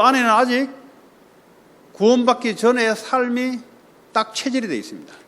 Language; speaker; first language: Korean; native; Korean